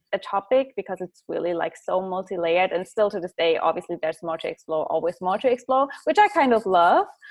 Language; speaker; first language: English; non-native, fluent; German